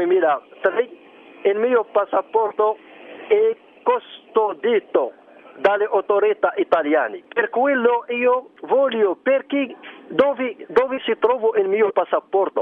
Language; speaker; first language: Italian; non-native, learner; Arabic